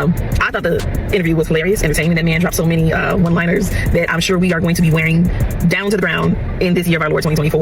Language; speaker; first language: English; native; English